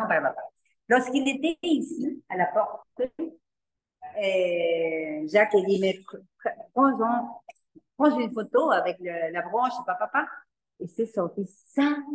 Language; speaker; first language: French; non-native, learner; Spanish